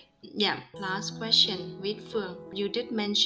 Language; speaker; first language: English; non-native, fluent; Vietnamese